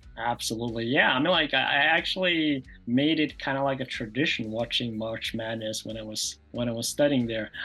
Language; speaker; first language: English; non-native, fluent; Norwegian